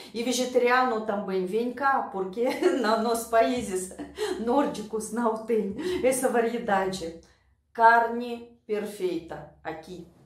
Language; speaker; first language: Portuguese; non-native, fluent; Russian